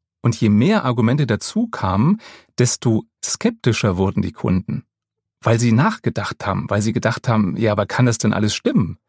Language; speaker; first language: German; native; German